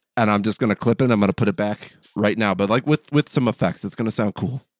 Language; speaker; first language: English; early bilingual, other home language; Polish